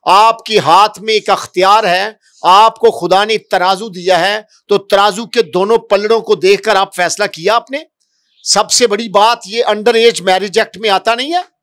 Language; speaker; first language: Urdu; non-native, local second language; Punjabi